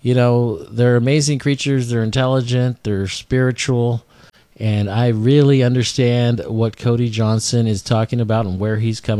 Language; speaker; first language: English; native; English